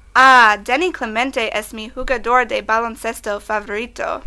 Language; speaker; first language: Spanish; non-native, learner; English